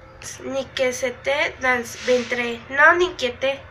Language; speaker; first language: French; non-native, learner; Spanish